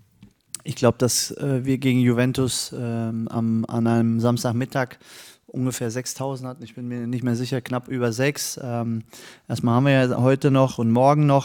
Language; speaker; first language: German; native; German